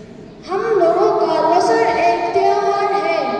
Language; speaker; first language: Hindi; non-native, local second language; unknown